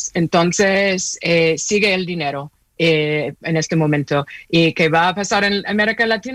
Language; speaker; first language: Spanish; non-native, fluent; English